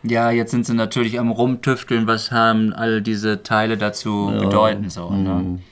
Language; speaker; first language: German; native; German